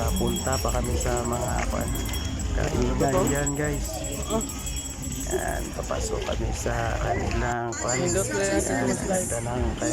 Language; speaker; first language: Filipino; non-native, local second language; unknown